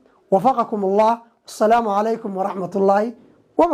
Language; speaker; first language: Arabic; non-native, local second language; Somali